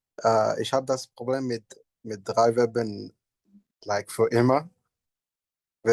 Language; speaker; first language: German; non-native, learner; Arabic